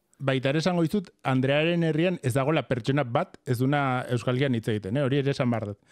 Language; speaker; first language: Basque; non-native, local second language; Spanish